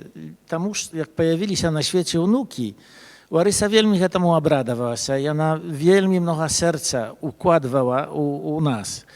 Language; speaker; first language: Polish; early bilingual, other home language; Belarusian